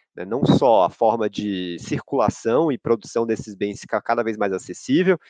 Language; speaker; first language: Portuguese; native; Portuguese